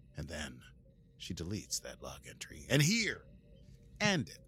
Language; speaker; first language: English; native; English